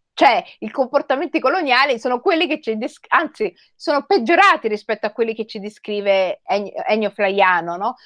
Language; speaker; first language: Italian; native; Italian